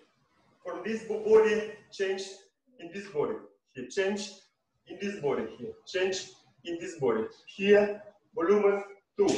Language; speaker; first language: English; non-native, learner; Russian